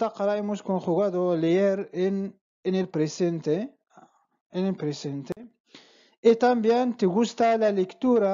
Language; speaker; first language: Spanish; non-native, fluent; Arabic